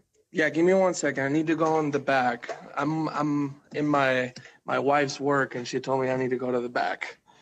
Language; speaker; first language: English; non-native, fluent; Spanish